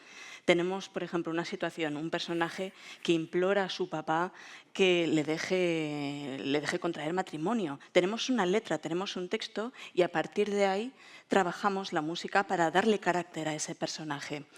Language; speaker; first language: Spanish; native; Spanish